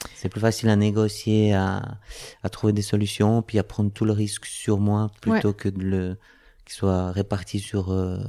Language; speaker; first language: French; native; French